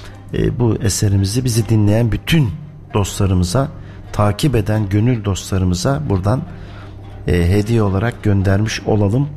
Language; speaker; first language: Turkish; native; Turkish